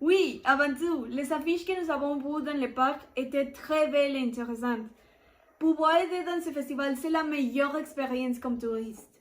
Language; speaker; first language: French; non-native, learner; Spanish